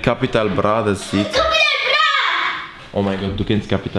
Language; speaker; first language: German; early bilingual, other home language; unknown